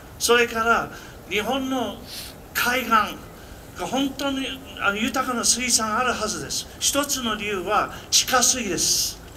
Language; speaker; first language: Japanese; non-native, fluent; English